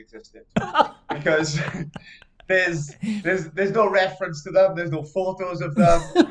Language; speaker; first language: English; native; English